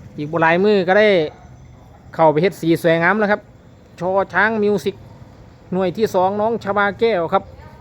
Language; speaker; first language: Thai; non-native, local second language; Lao